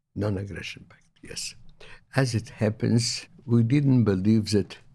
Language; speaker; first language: English; non-native, fluent; Lithuanian